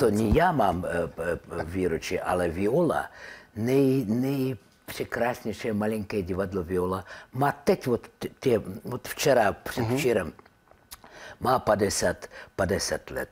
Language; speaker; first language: Czech; non-native, learner; Russian